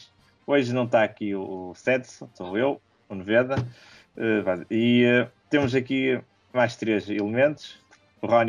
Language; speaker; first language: Portuguese; native; Portuguese